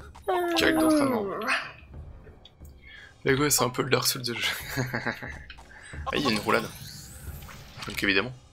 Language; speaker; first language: French; native; French